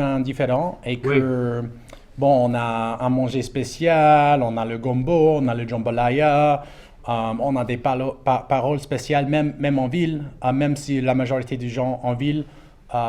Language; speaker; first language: French; non-native, local second language; English